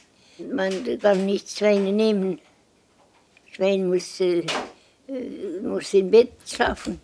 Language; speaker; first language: German; non-native, learner; Estonian